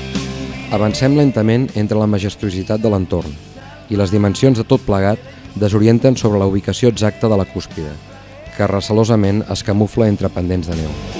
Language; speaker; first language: Catalan; native; Catalan